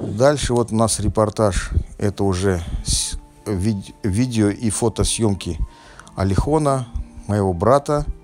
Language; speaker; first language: Russian; non-native, local second language; Tajik